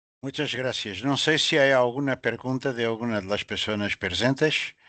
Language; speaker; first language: Spanish; non-native, learner; Portuguese